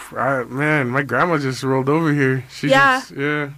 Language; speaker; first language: English; native; English